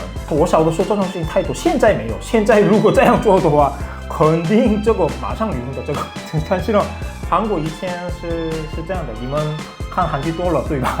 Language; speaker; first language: Chinese; non-native, fluent; Korean